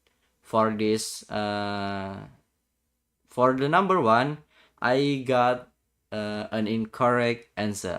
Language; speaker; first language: English; non-native, learner; Indonesian